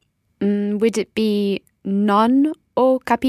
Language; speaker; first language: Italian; non-native, learner; English